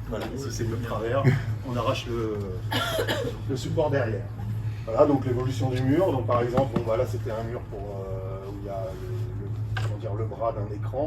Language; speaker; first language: French; native; French